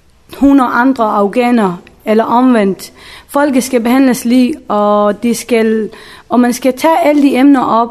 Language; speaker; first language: Danish; early bilingual, other home language; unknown